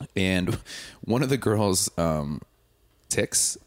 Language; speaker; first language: English; native; English